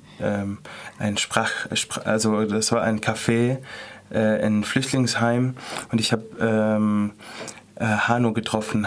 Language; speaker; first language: German; non-native, fluent; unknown